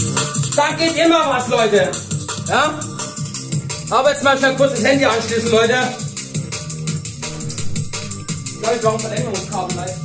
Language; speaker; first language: German; native; German